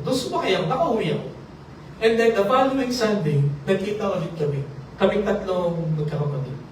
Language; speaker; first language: Filipino; non-native, local second language; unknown